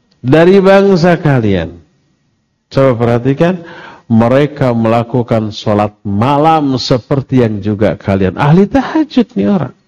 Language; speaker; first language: Indonesian; non-native, local second language; Sundanese